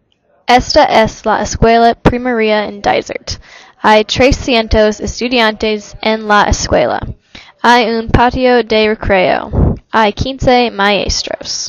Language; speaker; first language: Spanish; non-native, learner; English